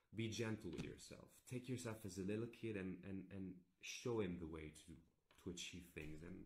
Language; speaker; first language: English; non-native, fluent; Italian